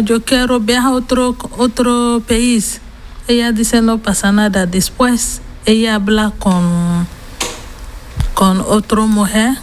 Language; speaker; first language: Spanish; non-native, learner; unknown